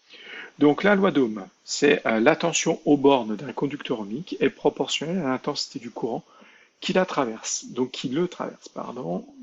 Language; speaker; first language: French; native; French